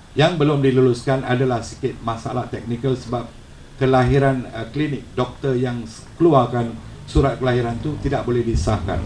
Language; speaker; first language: Malay; non-native, local second language; Tamil